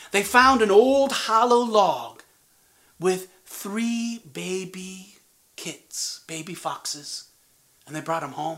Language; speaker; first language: English; native; English